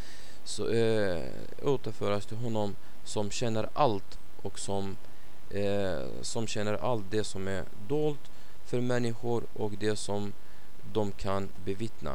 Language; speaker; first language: Swedish; non-native, fluent; Arabic